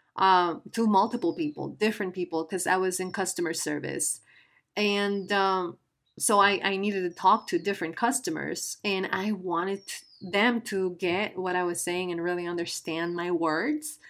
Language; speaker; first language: English; non-native, fluent; Spanish